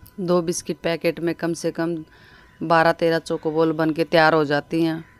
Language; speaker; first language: Hindi; native; Hindi